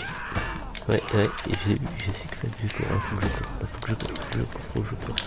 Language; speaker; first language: French; native; French